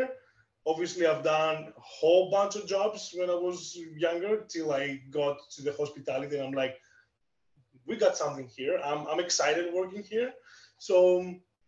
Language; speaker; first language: English; non-native, fluent; Greek